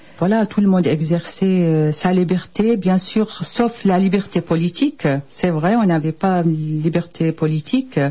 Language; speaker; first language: French; non-native, fluent; Arabic